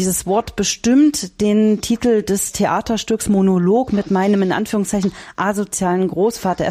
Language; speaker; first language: German; native; German